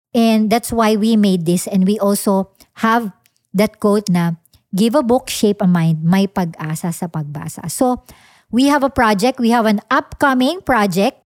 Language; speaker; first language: English; non-native, local second language; Filipino